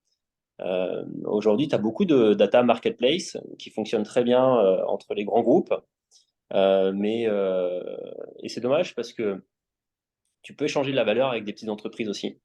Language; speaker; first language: French; native; French